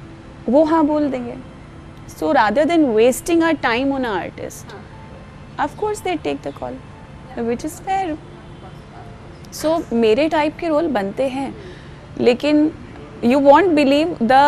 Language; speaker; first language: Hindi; native; Hindi